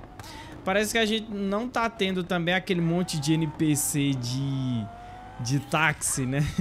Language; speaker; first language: Portuguese; native; Portuguese